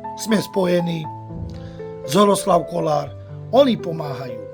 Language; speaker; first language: Slovak; non-native, local second language; Romany